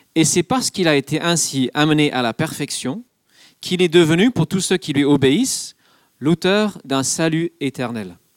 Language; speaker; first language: French; non-native, fluent; English